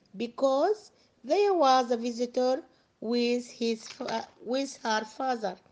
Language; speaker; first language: English; non-native, fluent; Arabic